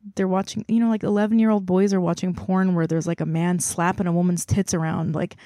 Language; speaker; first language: English; non-native, fluent; Korean